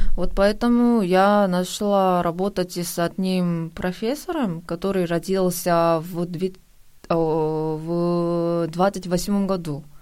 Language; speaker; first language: Russian; non-native, fluent; Korean